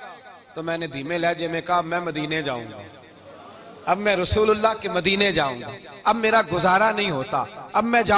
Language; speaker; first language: Hindi; non-native, local second language; Punjabi